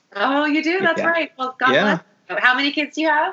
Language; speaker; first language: English; early bilingual, other home language; Italian